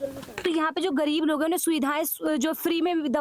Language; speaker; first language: Hindi; native; Hindi